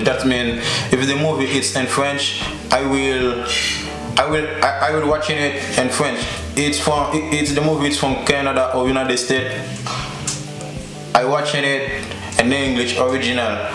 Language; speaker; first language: English; non-native, learner; Haitian Creole